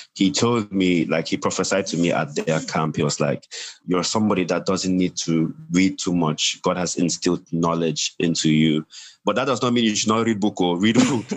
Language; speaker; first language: English; non-native, local second language; Yoruba